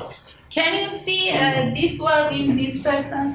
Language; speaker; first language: English; non-native, learner; Persian